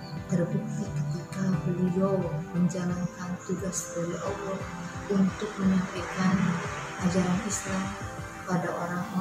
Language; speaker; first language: Indonesian; native; Indonesian